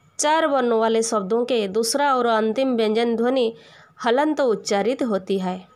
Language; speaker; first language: Hindi; non-native, local second language; Odia